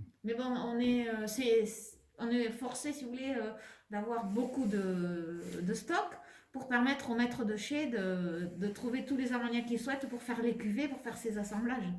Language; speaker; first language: French; native; French